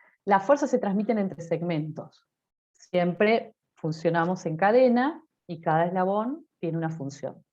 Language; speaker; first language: Spanish; native; Spanish